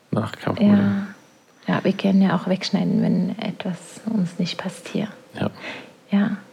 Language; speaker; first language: German; non-native, fluent; Norwegian